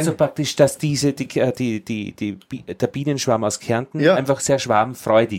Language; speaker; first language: German; native; German